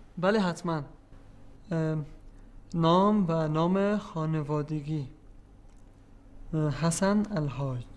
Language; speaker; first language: Persian; non-native, learner; Arabic